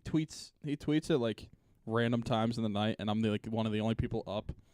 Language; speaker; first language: English; native; English